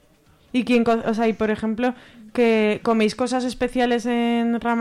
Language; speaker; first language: Spanish; native; Spanish